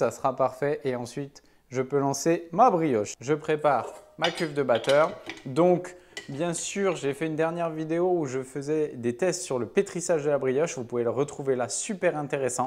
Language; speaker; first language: French; native; French